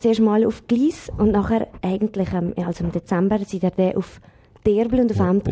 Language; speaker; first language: German; native; German